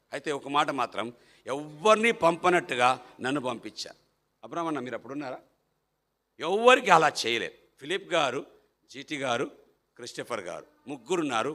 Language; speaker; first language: Telugu; non-native, fluent; Malayalam